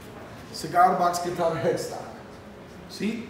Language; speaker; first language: Spanish; non-native, learner; English